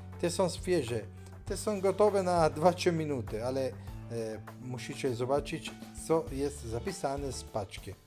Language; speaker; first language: Polish; non-native, learner; Italian